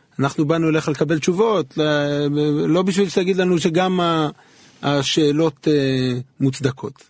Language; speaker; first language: Hebrew; native; Hebrew